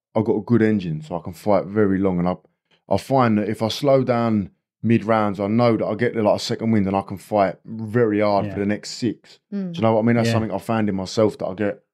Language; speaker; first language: English; native; English